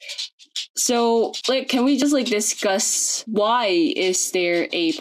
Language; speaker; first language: English; non-native, local second language; Filipino